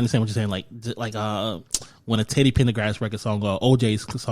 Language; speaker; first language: English; native; English